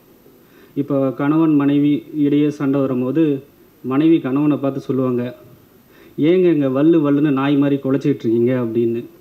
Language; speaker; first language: Tamil; native; Tamil